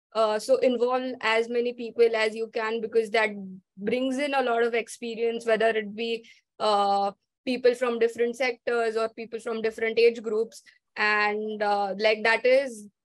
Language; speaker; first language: English; non-native, local second language; Marathi